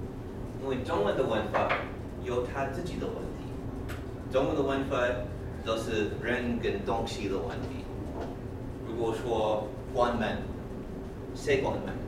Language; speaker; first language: Chinese; non-native, learner; English